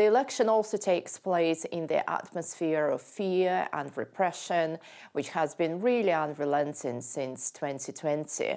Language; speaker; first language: English; non-native, fluent; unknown